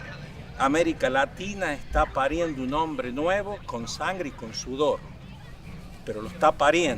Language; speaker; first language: Spanish; native; Spanish